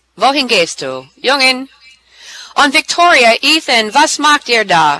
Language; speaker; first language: German; non-native, learner; English